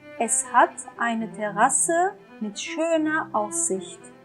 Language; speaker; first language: German; non-native, fluent; Turkish